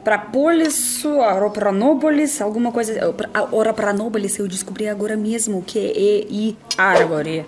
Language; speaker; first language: Portuguese; non-native, fluent; Russian